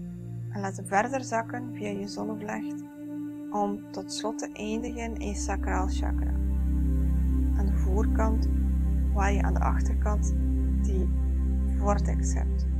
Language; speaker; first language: Dutch; native; Dutch